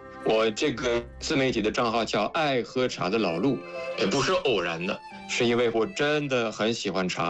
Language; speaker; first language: Chinese; non-native, fluent; French